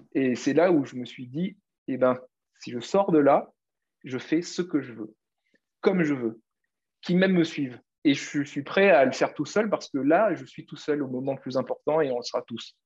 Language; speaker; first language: French; native; French